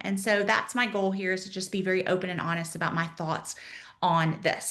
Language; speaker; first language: English; native; English